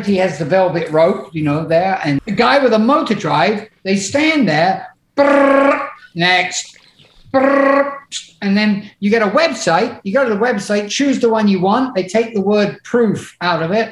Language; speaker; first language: English; native; English